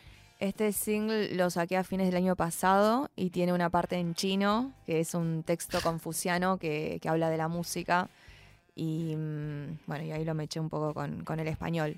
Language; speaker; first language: Spanish; early bilingual, other home language; Chinese